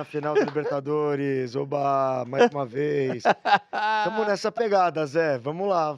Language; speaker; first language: Portuguese; native; Portuguese